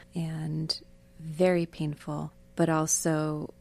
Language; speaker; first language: English; native; English